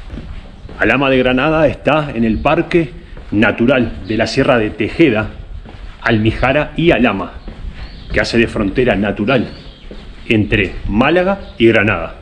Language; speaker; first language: Spanish; native; Spanish